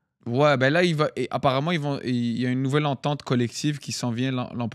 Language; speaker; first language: French; native; French